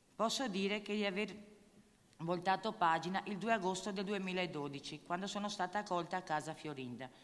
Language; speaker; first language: Italian; native; Italian